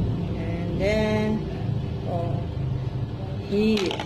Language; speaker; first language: English; non-native, learner; Indonesian